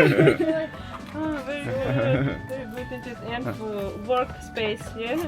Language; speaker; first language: English; non-native, learner; Russian